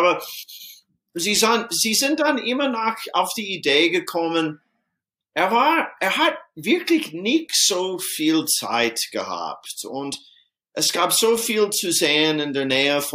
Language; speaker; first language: German; non-native, fluent; English